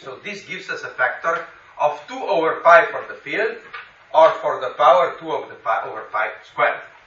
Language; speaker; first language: English; non-native, fluent; Slovenian